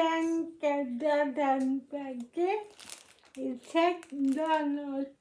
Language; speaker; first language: French; non-native, learner; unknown